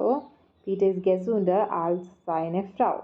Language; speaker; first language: German; non-native, fluent; Malayalam